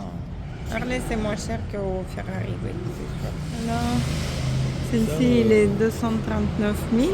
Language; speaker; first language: French; non-native, fluent; Russian